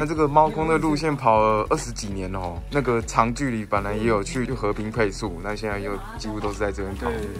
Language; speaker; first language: Chinese; native; Chinese